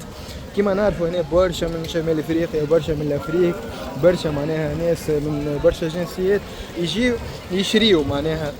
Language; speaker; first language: Arabic; native; Arabic